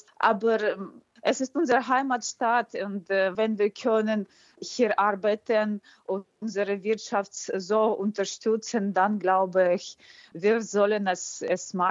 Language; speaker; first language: German; non-native, fluent; Ukrainian